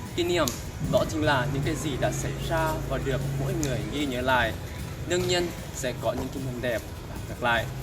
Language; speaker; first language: Vietnamese; non-native, fluent; Lao